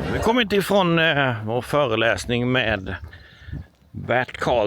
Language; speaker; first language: Swedish; native; Swedish